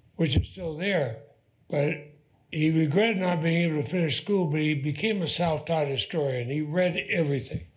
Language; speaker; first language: English; native; English